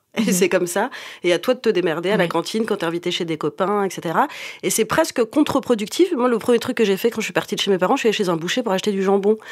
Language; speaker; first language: French; native; French